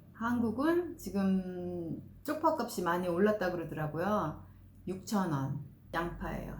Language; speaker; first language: Korean; native; Korean